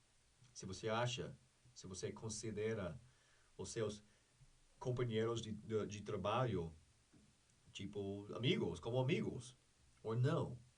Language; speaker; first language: Portuguese; non-native, fluent; English